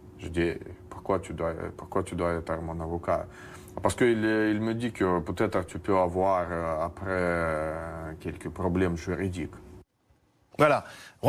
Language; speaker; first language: French; non-native, learner; Russian